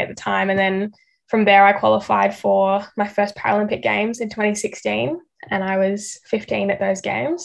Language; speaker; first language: English; native; English